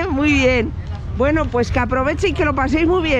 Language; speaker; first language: Spanish; native; Spanish